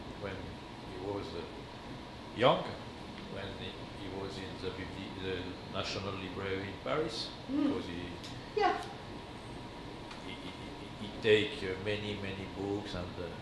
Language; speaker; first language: English; non-native, learner; French